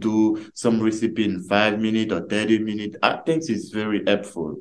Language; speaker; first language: English; non-native, learner; French